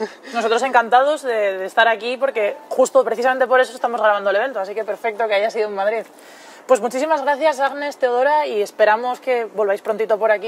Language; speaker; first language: Spanish; native; Spanish